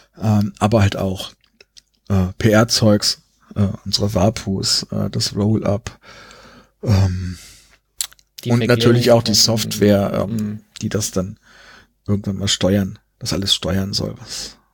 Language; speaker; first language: German; native; German